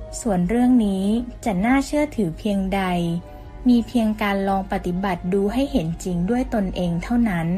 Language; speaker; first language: Thai; native; Thai